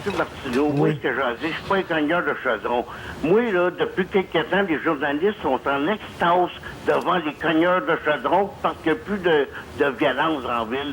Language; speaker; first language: French; native; French